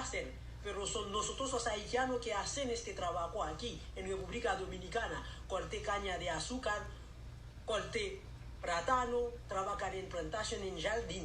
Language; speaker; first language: Spanish; non-native, learner; Haitian Creole